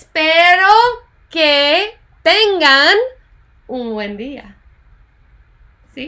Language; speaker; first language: Spanish; non-native, fluent; English